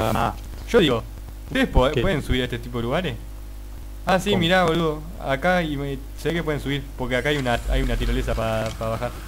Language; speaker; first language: Spanish; native; Spanish